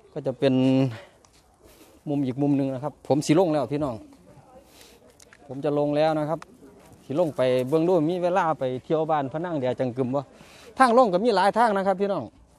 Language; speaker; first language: Thai; native; Thai